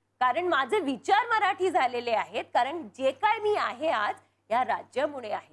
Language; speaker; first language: Marathi; non-native, local second language; Punjabi